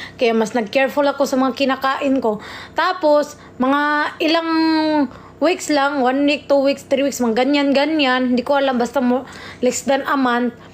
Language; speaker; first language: Filipino; non-native, local second language; Cebuano